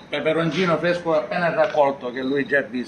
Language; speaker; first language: Italian; native; Italian